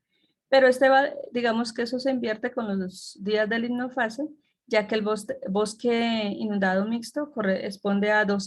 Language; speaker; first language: Spanish; native; Spanish